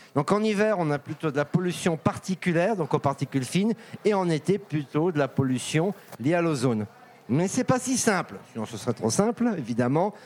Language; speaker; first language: French; native; French